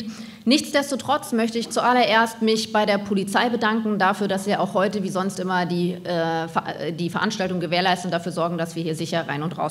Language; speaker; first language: German; native; German